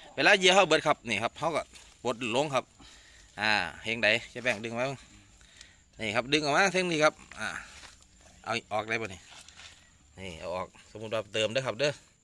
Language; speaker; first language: Thai; native; Thai